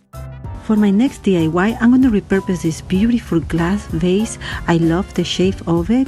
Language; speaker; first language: English; non-native, fluent; Spanish